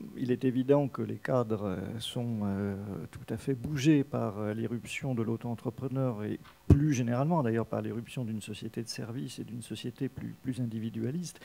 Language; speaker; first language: French; native; French